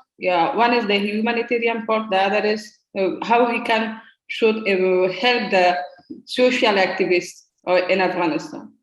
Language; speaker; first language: English; non-native, learner; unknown